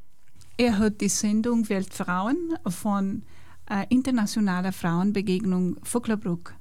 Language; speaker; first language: German; non-native, learner; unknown